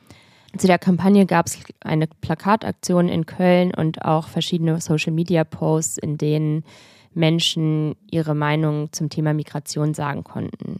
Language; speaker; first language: German; native; German